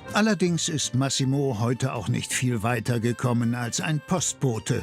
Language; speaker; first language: German; native; German